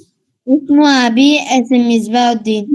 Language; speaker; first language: Arabic; non-native, learner; Bangla